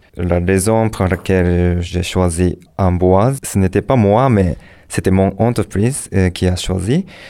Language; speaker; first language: French; non-native, learner; Japanese